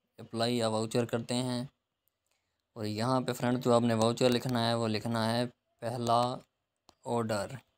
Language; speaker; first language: Urdu; non-native, local second language; Punjabi